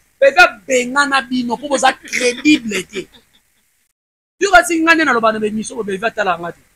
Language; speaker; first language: Lingala; non-native, local second language; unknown